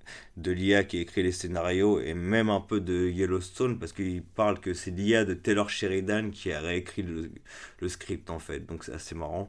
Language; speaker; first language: French; native; French